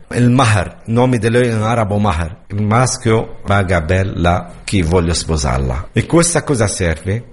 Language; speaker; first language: Italian; non-native, learner; Arabic